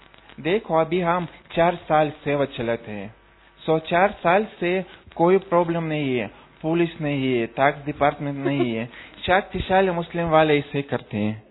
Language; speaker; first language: Hindi; non-native, learner; Russian